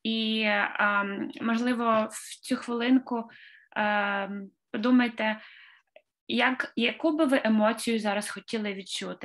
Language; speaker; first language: Ukrainian; native; Ukrainian